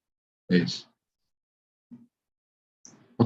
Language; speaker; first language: English; non-native, fluent; Indonesian